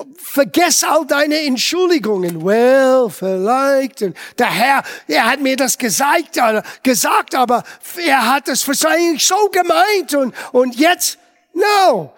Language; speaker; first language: German; non-native, fluent; English